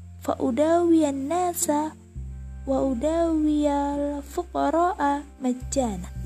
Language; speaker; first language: Arabic; non-native, learner; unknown